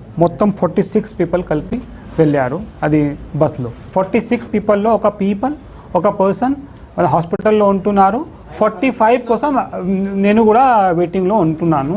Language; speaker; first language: Telugu; non-native, local second language; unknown